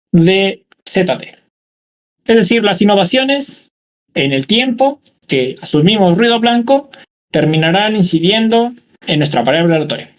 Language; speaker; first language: Spanish; native; Spanish